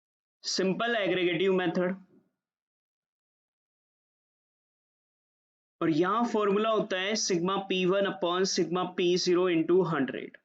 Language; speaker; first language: Hindi; native; Hindi